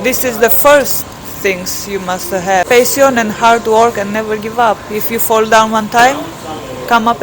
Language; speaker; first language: English; non-native, fluent; Greek